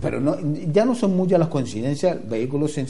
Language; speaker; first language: Spanish; native; Spanish